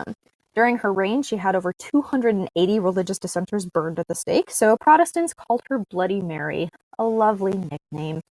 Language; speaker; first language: English; native; English